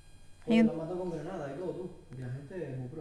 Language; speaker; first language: Spanish; native; Spanish